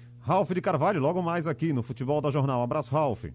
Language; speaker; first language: Portuguese; native; Portuguese